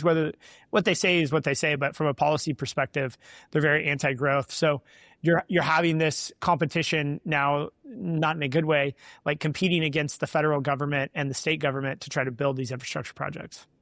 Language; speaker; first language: English; native; English